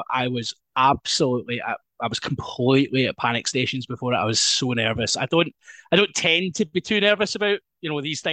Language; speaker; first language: English; native; English